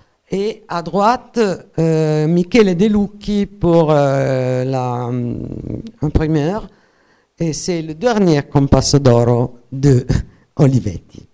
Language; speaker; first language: French; non-native, fluent; Italian